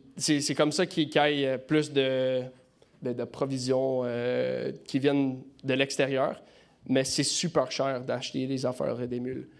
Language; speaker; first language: French; non-native, local second language; English